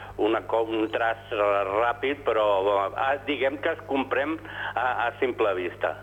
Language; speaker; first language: Catalan; non-native, local second language; Spanish